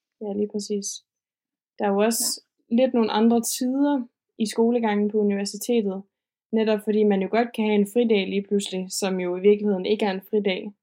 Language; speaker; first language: Danish; native; Danish